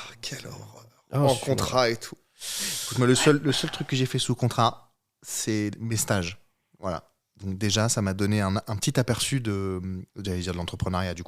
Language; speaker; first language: French; native; French